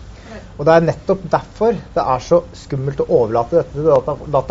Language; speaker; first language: Norwegian; native; Norwegian